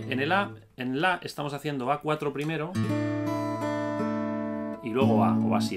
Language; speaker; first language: Spanish; native; Spanish